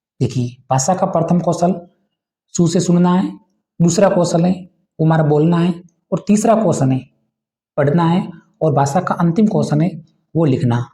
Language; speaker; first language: Hindi; native; Hindi